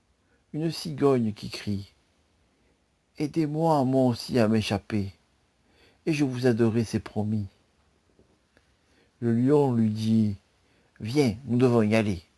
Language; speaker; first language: French; native; French